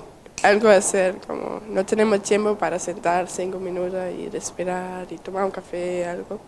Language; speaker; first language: Spanish; non-native, learner; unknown